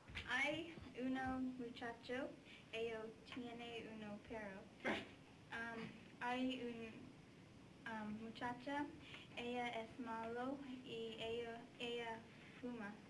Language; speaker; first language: Spanish; non-native, learner; English